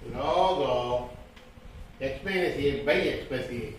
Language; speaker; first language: English; non-native, local second language; Tamil